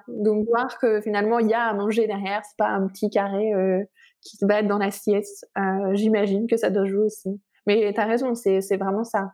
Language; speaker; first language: French; native; French